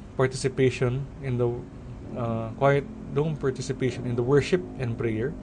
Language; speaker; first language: English; non-native, local second language; Filipino